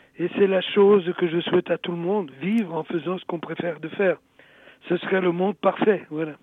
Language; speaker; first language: French; early bilingual, other home language; Italian